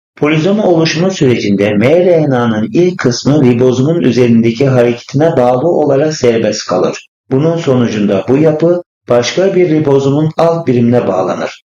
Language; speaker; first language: Turkish; native; Turkish